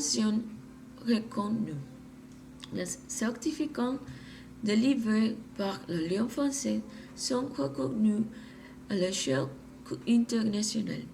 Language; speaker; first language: French; non-native, learner; Spanish